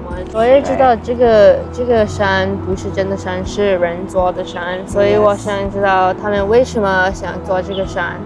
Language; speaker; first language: Chinese; non-native, learner; English